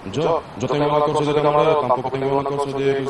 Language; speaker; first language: Spanish; non-native, learner; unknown